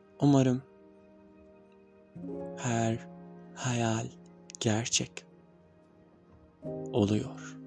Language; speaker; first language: Turkish; non-native, learner; Arabic